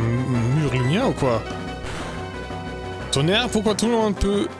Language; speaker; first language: French; non-native, learner; German